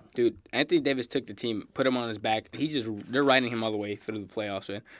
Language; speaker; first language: English; native; English